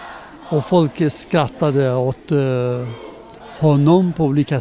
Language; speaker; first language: Swedish; non-native, learner; Persian